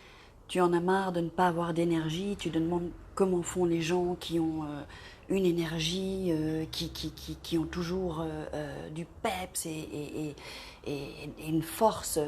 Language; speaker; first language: French; native; French